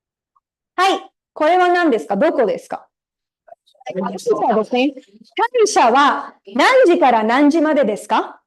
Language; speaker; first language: Japanese; non-native, fluent; Tamil